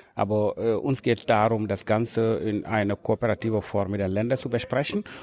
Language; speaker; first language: German; non-native, fluent; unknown